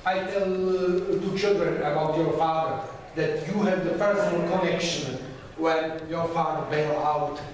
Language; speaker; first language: English; non-native, learner; Czech